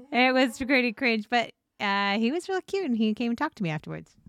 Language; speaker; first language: English; native; English